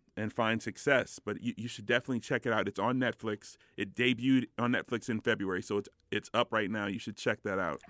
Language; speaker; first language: English; native; English